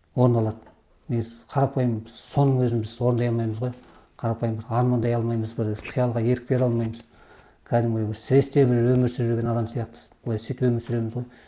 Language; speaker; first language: Kazakh; early bilingual, heritage; Kazakh